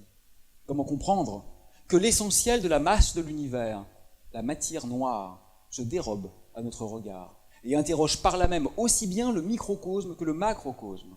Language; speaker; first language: French; native; French